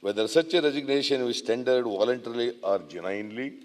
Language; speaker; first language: English; non-native, local second language; Kannada